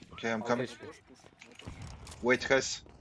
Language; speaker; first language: English; non-native, learner; Turkish